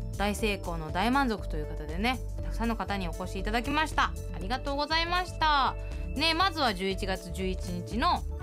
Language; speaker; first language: Japanese; early bilingual, heritage; Japanese